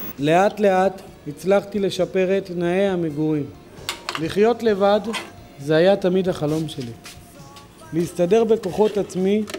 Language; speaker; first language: Hebrew; native; Hebrew